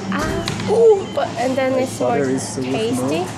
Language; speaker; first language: English; non-native, learner; Korean